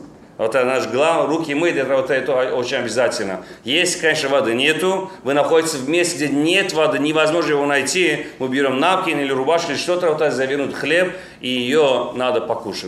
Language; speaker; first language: Russian; non-native, local second language; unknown